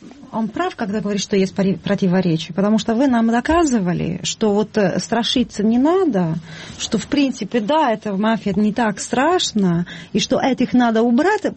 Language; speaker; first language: Russian; non-native, fluent; Italian